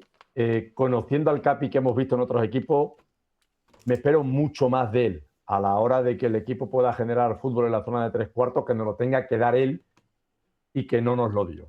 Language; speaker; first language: Spanish; native; Spanish